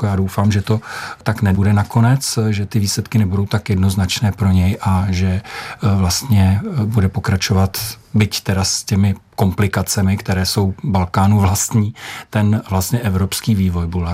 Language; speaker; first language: Czech; native; Czech